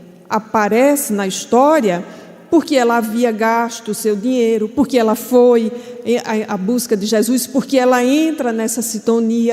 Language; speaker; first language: Portuguese; native; Portuguese